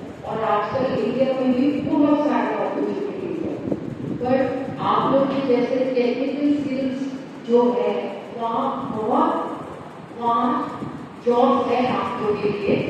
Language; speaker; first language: Hindi; non-native, local second language; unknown